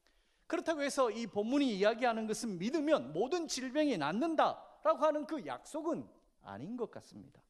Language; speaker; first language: Korean; native; Korean